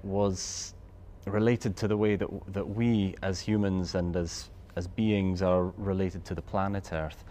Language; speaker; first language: English; native; English